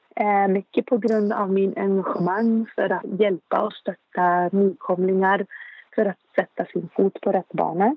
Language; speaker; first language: Swedish; non-native, fluent; Arabic